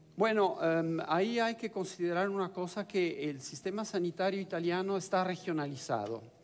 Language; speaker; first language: Spanish; non-native, fluent; Italian